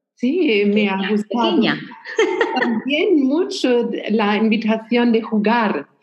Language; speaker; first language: Spanish; non-native, learner; German